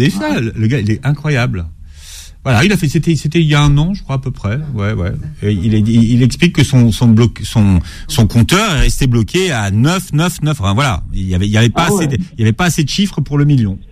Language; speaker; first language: French; native; French